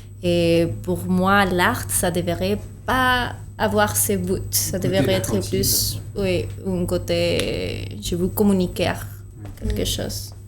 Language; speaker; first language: French; non-native, fluent; Spanish